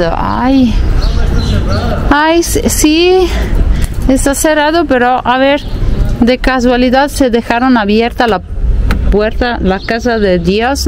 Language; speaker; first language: Spanish; non-native, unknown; Italian